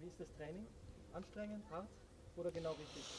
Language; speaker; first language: German; native; German